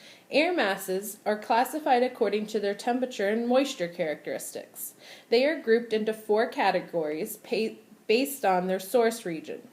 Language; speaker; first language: English; native; English